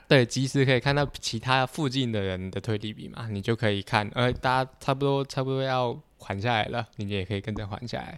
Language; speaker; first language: Chinese; non-native, local second language; Cantonese